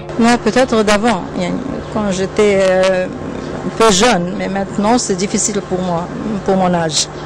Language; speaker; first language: French; non-native, local second language; Arabic